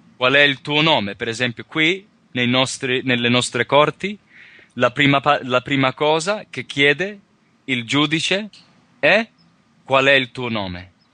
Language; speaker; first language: Italian; early bilingual, heritage; Italian